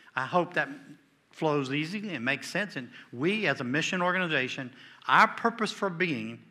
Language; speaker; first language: English; native; English